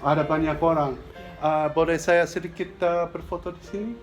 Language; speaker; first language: Indonesian; non-native, learner; English